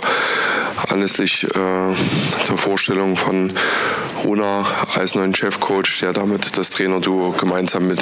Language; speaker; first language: German; native; German